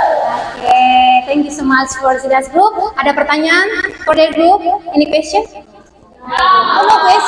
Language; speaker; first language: English; non-native, fluent; Indonesian